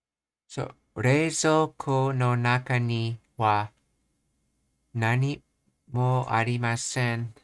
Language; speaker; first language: Japanese; non-native, learner; English